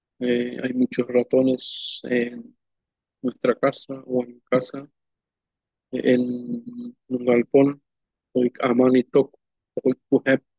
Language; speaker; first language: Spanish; non-native, local second language; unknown